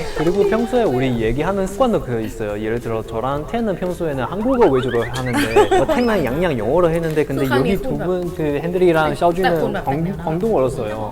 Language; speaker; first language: Korean; non-native, learner; Chinese